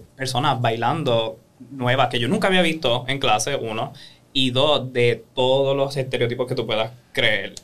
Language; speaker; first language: Spanish; native; Spanish